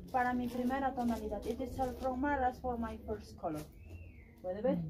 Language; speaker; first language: Spanish; non-native, local second language; Quechua